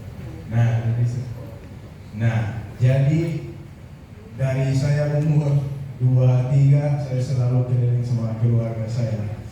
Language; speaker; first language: Indonesian; non-native, fluent; Danish